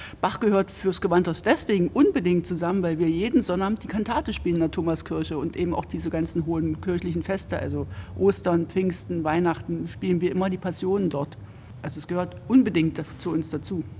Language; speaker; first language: German; native; German